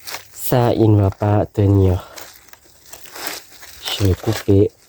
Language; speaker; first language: French; non-native, learner; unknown